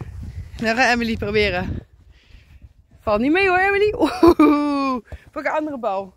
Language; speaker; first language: Dutch; native; Dutch